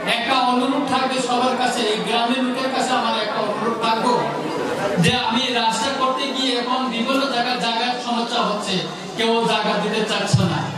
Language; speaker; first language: Bangla; non-native, local second language; Kok Borok